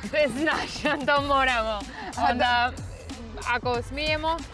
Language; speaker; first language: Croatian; non-native, learner; Spanish